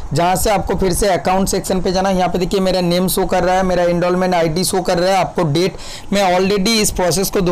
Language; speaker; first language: Hindi; non-native, local second language; Bangla